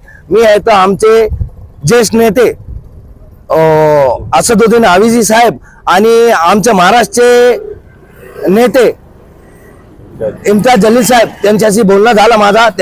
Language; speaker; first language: Marathi; non-native, local second language; Urdu